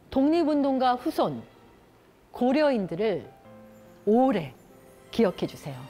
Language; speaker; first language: Korean; native; Korean